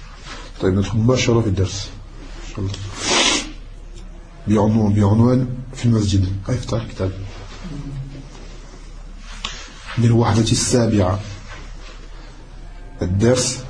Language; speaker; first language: Arabic; non-native, fluent; French